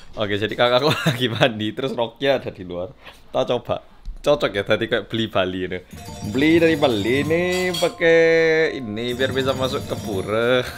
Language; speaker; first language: Indonesian; early bilingual, other home language; Korean